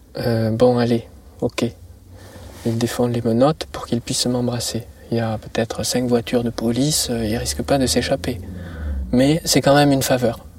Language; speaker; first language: French; native; French